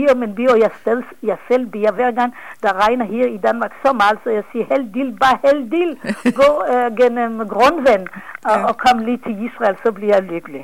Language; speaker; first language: Danish; non-native, fluent; Hebrew